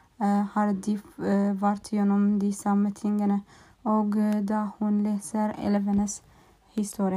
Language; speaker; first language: Swedish; non-native, learner; Norwegian